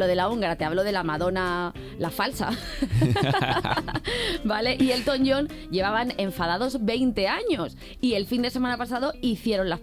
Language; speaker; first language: Spanish; native; Spanish